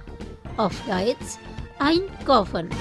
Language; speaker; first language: German; non-native, fluent; Indonesian